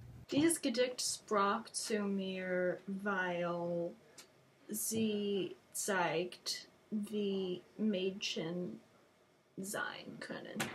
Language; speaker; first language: German; non-native, learner; English